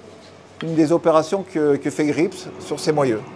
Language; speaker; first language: French; native; French